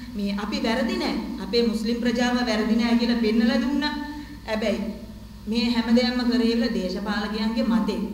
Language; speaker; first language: Sinhala; non-native, local second language; Tamil